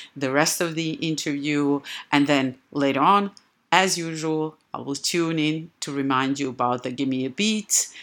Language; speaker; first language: English; non-native, fluent; Serbian